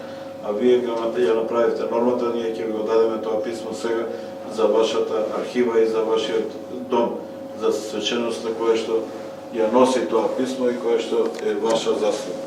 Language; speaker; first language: Macedonian; native; Macedonian